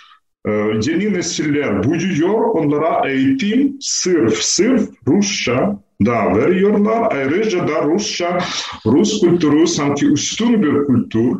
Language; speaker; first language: Turkish; non-native, fluent; Ukrainian